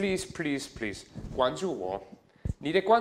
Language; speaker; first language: Chinese; non-native, fluent; German